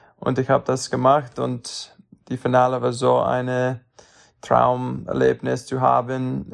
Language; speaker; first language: German; non-native, learner; English